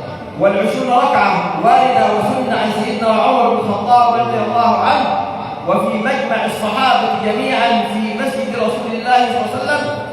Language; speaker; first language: Arabic; native; Arabic